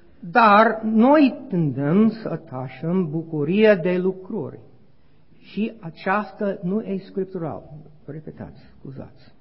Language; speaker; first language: Romanian; non-native, learner; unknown